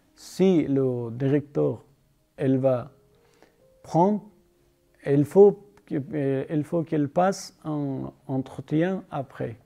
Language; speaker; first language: French; non-native, learner; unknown